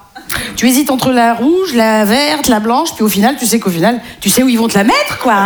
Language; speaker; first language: French; native; French